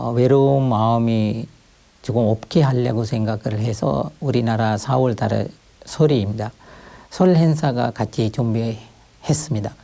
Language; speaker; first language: Korean; non-native, fluent; Sinhala